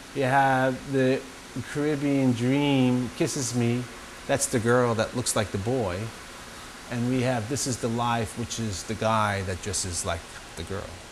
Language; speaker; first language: English; native; English